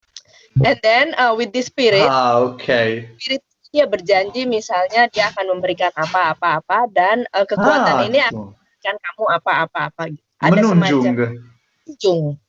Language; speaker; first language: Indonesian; non-native, learner; Italian